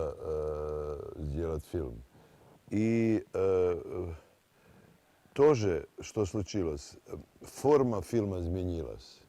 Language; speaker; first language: Russian; non-native, fluent; Serbian